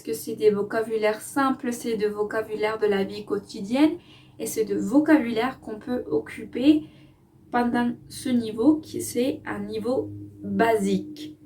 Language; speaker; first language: French; non-native, fluent; Spanish